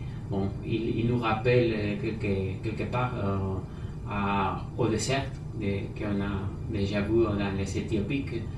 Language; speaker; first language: French; non-native, fluent; Spanish